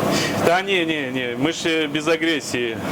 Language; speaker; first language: Russian; native; Russian